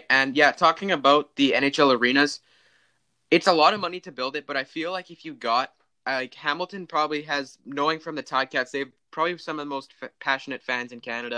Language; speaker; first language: English; native; English